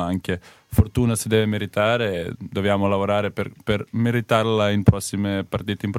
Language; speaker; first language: Italian; non-native, learner; Serbian